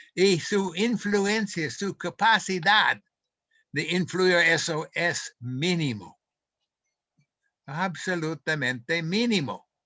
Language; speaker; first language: Spanish; non-native, fluent; English